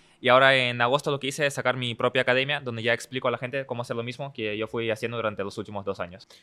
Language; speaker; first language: Spanish; early bilingual, other home language; Russian